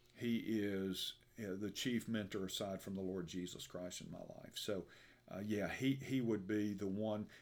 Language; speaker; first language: English; native; English